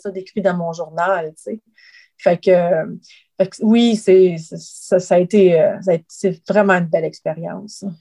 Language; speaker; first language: French; native; French